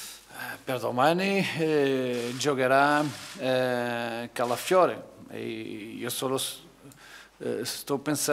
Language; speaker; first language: Italian; non-native, fluent; Portuguese